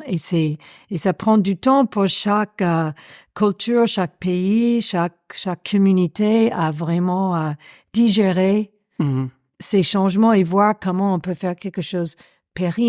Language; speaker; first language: French; non-native, fluent; English